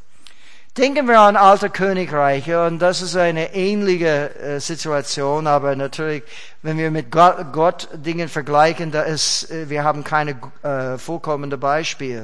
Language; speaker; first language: German; non-native, fluent; English